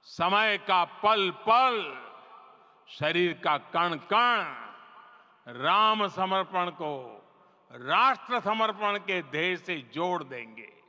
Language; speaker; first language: Hindi; non-native, local second language; Gujarati